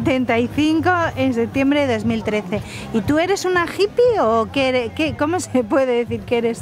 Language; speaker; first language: Spanish; native; Spanish